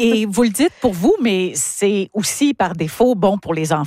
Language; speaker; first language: French; native; French